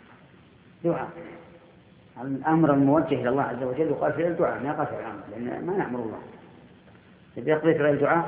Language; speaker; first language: Arabic; native; Arabic